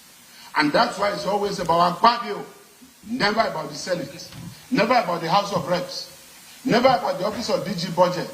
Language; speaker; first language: English; non-native, local second language; Yoruba